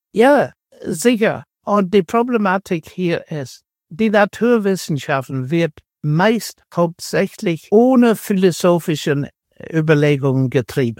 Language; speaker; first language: German; non-native, fluent; English